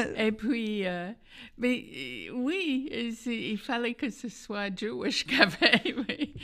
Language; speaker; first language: French; non-native, fluent; English